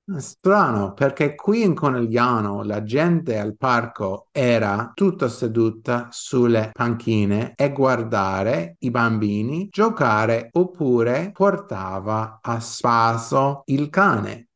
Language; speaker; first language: Italian; non-native, learner; English